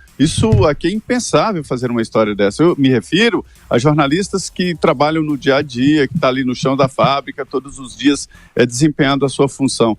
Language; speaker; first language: Portuguese; native; Portuguese